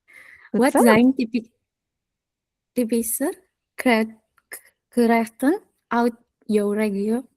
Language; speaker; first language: Dutch; non-native, learner; Indonesian